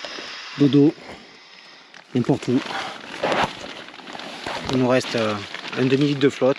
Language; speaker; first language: French; native; French